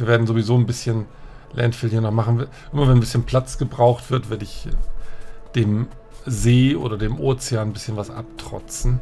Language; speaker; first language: German; native; German